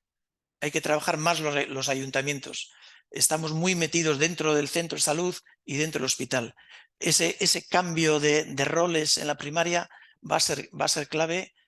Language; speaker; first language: Spanish; native; Spanish